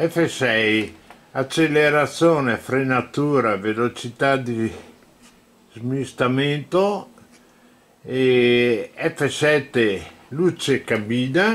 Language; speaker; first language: Italian; native; Italian